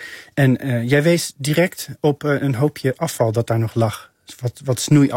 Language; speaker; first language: Dutch; native; Dutch